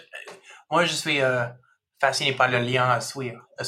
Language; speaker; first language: French; non-native, fluent; English